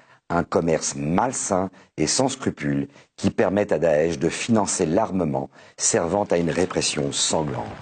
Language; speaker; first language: French; native; French